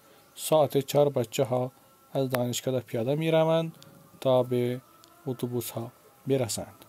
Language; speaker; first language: Persian; non-native, fluent; Urdu